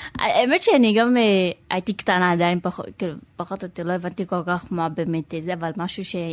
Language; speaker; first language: Hebrew; early bilingual, other home language; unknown